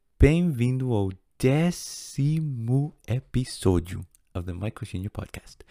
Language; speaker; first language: Portuguese; non-native, fluent; English